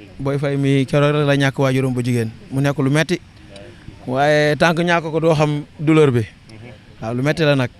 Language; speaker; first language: Wolof; non-native, local second language; Serer